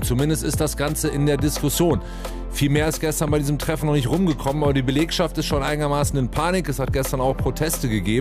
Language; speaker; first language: German; native; German